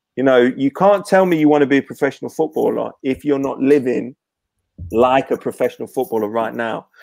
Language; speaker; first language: English; native; English